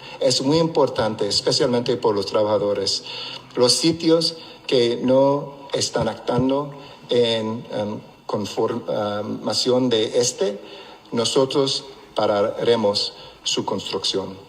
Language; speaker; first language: Spanish; non-native, local second language; English